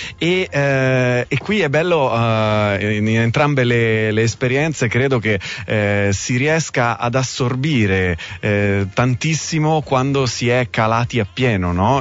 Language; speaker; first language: Italian; native; Italian